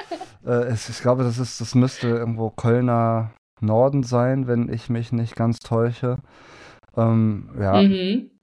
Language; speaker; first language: German; non-native, fluent; Spanish